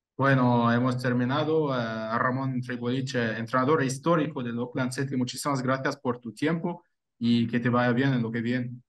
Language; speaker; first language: Spanish; non-native, fluent; Arabic